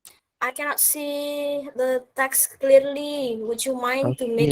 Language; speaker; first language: English; non-native, learner; Indonesian